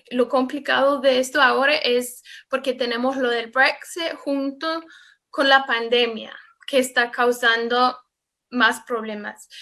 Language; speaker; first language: Spanish; non-native, fluent; English